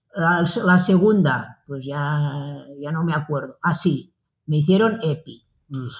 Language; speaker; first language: Spanish; native; Spanish